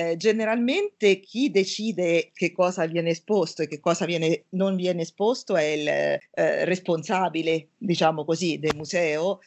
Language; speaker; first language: Italian; native; Italian